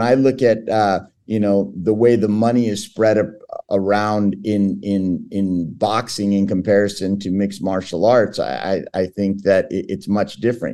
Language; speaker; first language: English; early bilingual, other home language; Portuguese